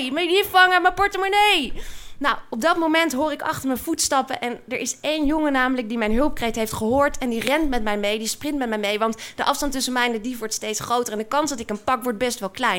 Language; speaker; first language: Dutch; native; Dutch